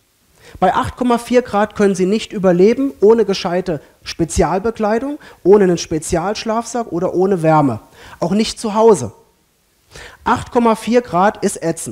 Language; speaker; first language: German; native; German